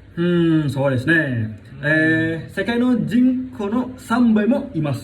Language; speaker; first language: Japanese; non-native, learner; Indonesian